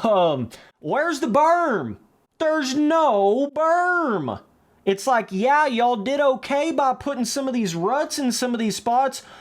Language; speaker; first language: English; native; English